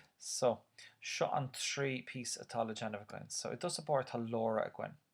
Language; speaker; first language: Irish; non-native, local second language; English